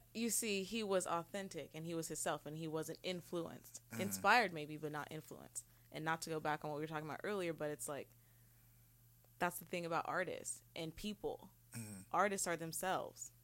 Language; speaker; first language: English; native; English